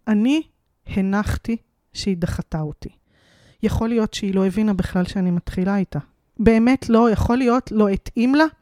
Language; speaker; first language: Hebrew; native; Hebrew